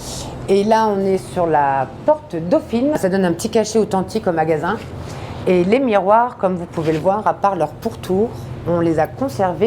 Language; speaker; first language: French; native; French